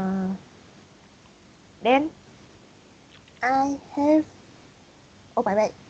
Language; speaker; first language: English; non-native, learner; Vietnamese